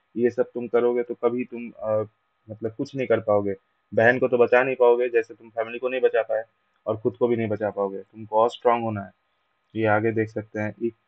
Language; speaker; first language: Hindi; non-native, local second language; Bangla